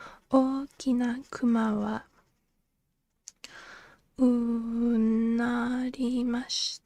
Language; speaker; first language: Japanese; non-native, learner; English